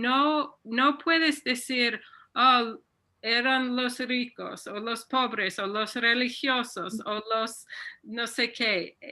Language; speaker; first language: Spanish; non-native, fluent; English